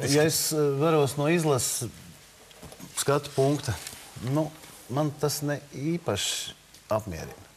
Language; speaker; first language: Latvian; native; Latvian